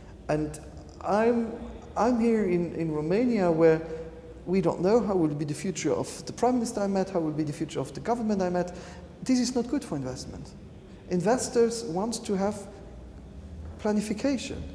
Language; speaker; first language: English; non-native, fluent; Luxembourgish